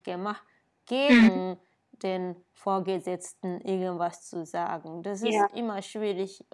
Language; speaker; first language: German; non-native, fluent; Japanese